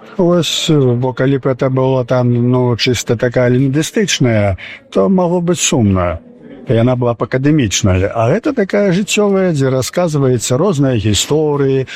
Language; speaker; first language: Belarusian; native; Belarusian